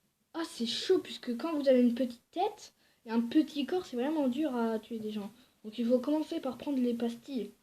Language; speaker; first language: French; native; French